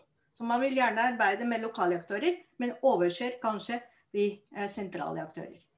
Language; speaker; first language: Norwegian; non-native, fluent; Spanish